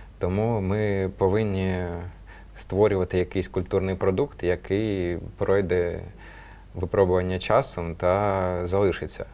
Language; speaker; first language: Ukrainian; non-native, local second language; Russian